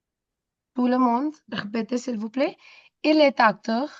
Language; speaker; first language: French; non-native, fluent; Hindi